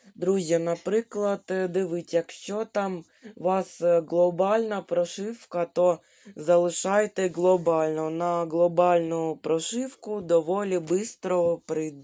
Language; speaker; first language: Ukrainian; non-native, local second language; Russian